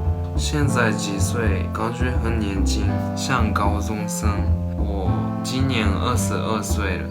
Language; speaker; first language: Chinese; non-native, fluent; Japanese